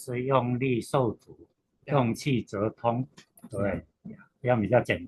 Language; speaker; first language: Chinese; native; Chinese